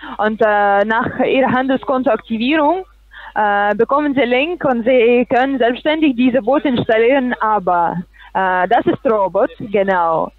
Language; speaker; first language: German; non-native, learner; Russian